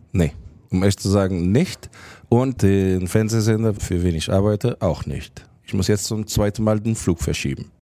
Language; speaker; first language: German; non-native, learner; Portuguese